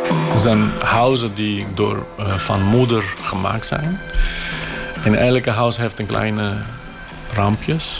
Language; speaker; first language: Dutch; non-native, fluent; Kurdish